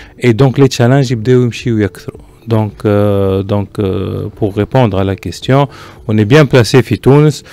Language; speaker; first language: French; non-native, local second language; Arabic